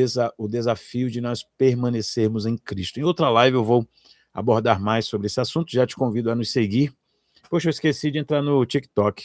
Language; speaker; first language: Portuguese; native; Portuguese